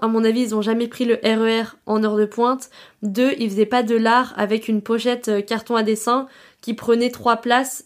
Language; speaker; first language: French; native; French